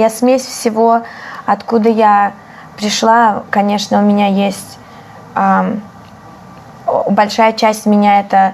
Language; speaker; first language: Russian; early bilingual, heritage; Russian